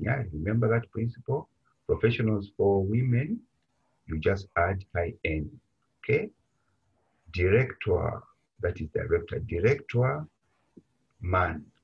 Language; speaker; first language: English; non-native, local second language; Bemba